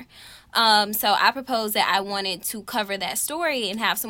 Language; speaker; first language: English; native; English